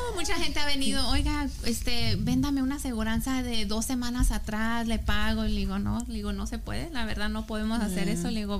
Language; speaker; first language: Spanish; early bilingual, heritage; Spanish